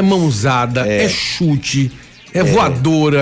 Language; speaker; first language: Portuguese; native; Portuguese